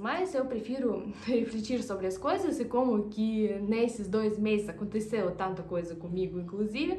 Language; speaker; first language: Portuguese; non-native, fluent; Russian